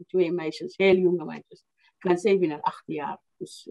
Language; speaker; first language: Dutch; non-native, fluent; Arabic